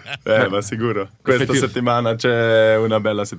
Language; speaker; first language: Italian; non-native, learner; Slovenian